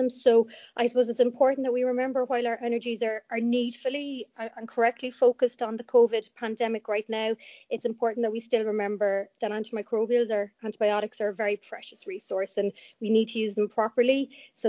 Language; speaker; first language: English; native; English